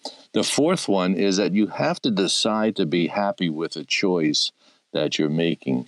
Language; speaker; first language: English; native; English